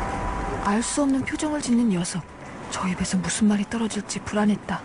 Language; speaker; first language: Korean; native; Korean